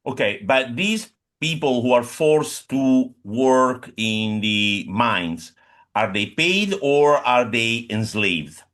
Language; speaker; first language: English; non-native, fluent; Italian